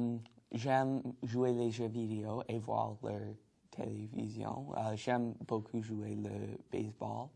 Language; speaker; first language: French; non-native, learner; English